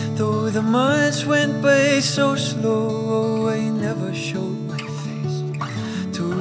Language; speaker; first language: German; native; German